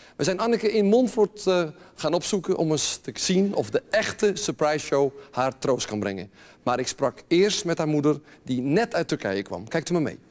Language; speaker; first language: Dutch; native; Dutch